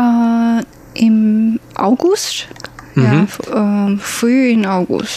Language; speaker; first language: German; non-native, learner; Chinese